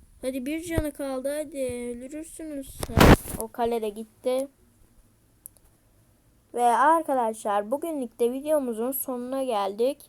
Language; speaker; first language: Turkish; native; Turkish